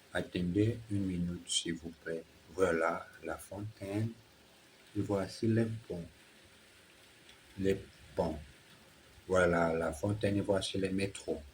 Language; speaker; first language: French; non-native, learner; Portuguese